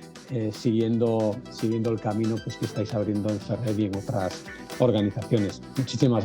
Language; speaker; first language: Spanish; native; Spanish